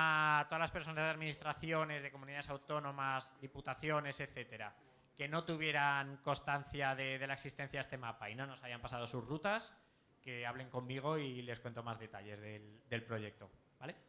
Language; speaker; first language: Spanish; native; Spanish